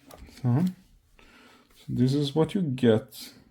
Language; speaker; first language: English; non-native, fluent; Norwegian